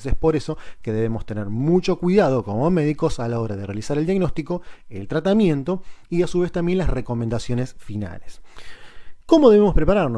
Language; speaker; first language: Spanish; native; Spanish